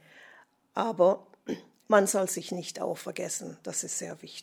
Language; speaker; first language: German; non-native, fluent; English